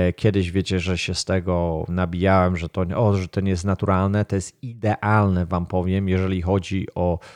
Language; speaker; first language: Polish; native; Polish